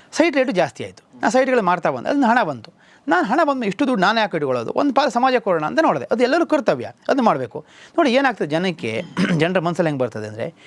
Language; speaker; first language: Kannada; native; Kannada